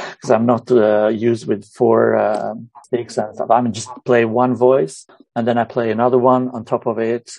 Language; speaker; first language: English; non-native, fluent; Romanian